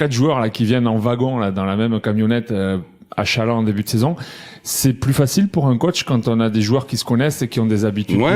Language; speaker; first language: French; native; French